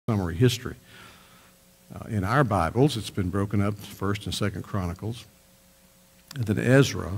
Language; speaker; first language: English; native; English